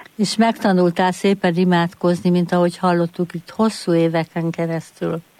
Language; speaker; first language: Hungarian; native; Hungarian